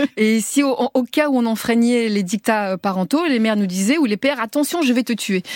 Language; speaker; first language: French; early bilingual, other home language; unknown